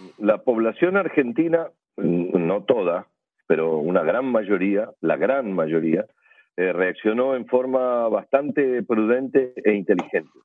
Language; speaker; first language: Spanish; native; Spanish